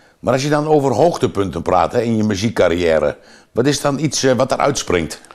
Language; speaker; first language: Dutch; native; Dutch